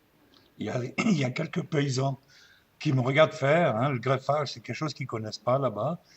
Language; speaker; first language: French; native; French